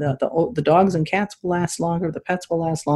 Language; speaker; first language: English; native; English